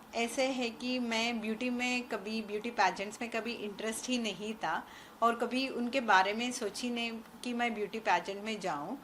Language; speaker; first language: Hindi; non-native, local second language; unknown